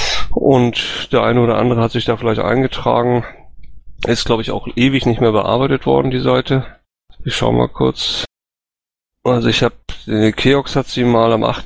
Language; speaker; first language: German; native; German